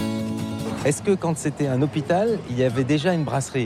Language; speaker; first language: French; native; French